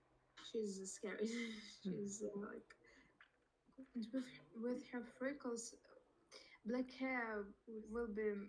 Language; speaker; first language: English; non-native, learner; Russian